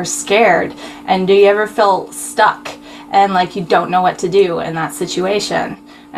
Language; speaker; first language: English; native; English